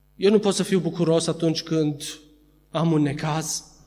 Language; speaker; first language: Romanian; early bilingual, other home language; Arabic